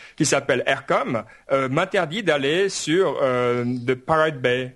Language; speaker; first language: French; native; French